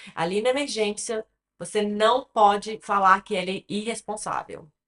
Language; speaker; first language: Portuguese; early bilingual, other home language; English